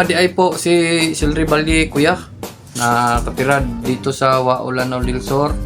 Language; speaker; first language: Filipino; non-native, local second language; Cebuano